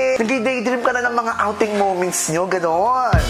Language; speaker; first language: Filipino; native; Filipino